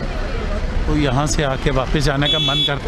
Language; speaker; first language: Hindi; native; Hindi